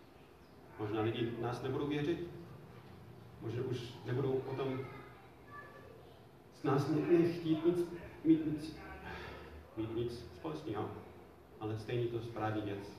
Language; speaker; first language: Czech; non-native, fluent; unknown